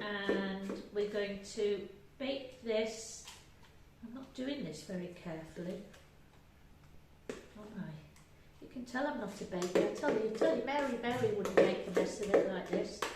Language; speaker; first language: English; native; English